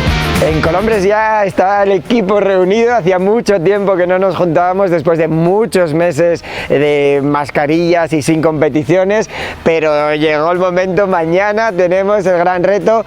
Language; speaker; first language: Spanish; native; Spanish